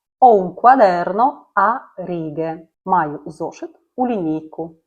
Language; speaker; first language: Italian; non-native, fluent; Ukrainian